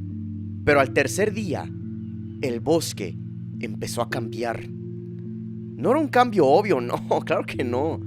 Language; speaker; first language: Spanish; native; Spanish